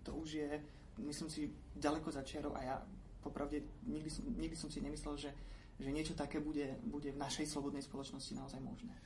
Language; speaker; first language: Slovak; native; Slovak